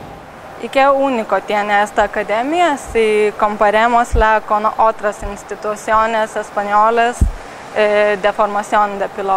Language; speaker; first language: Spanish; non-native, learner; Lithuanian